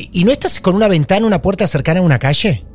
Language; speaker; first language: Spanish; native; Spanish